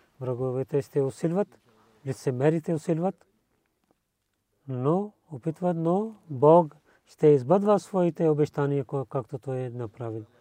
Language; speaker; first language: Bulgarian; non-native, learner; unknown